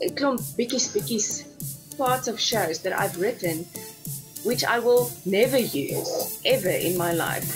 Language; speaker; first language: English; non-native, local second language; Afrikaans